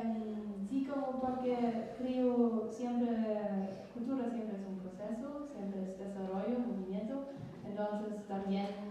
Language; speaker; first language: Spanish; non-native, learner; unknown